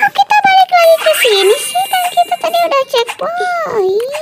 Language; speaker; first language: Indonesian; native; Indonesian